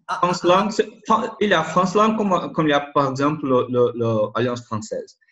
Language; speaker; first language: French; non-native, learner; Portuguese